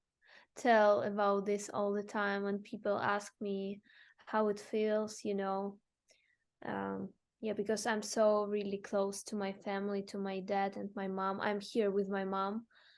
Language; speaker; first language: English; non-native, fluent; Ukrainian